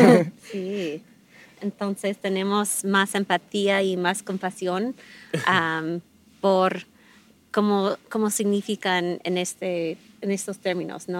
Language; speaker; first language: Spanish; non-native, fluent; English